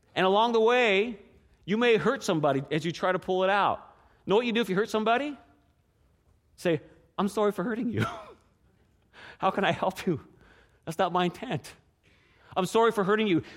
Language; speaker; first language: English; native; English